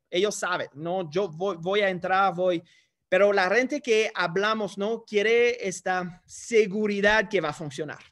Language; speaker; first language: Spanish; non-native, fluent; English